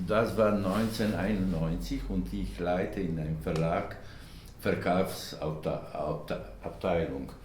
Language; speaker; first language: German; non-native, learner; Slovenian